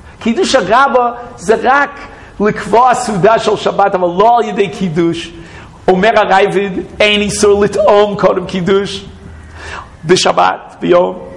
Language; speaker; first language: Hebrew; non-native, fluent; English